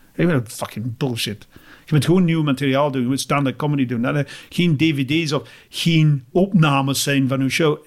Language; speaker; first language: Dutch; non-native, fluent; English